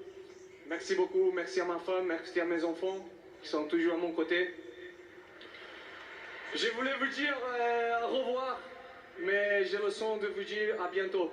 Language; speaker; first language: French; non-native, fluent; Portuguese